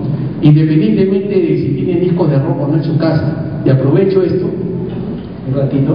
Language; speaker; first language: Spanish; native; Spanish